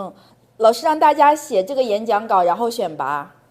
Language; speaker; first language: Chinese; native; Chinese